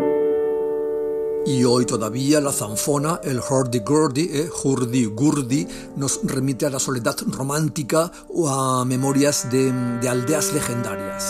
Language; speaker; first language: Spanish; native; Spanish